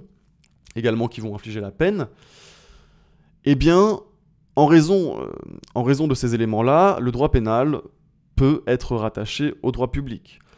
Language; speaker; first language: French; native; French